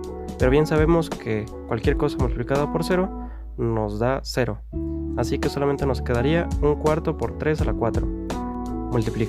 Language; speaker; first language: Spanish; native; Spanish